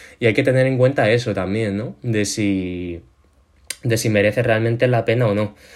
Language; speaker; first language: Spanish; early bilingual, other home language; Chinese